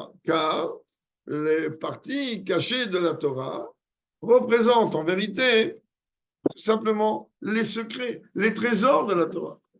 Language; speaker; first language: French; native; French